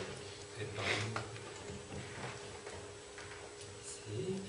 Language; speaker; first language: French; non-native, fluent; Turkish